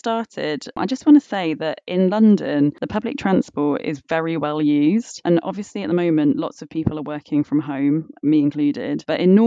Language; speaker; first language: English; native; English